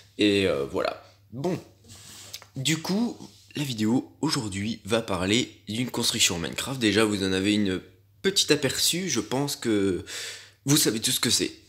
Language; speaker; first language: French; native; French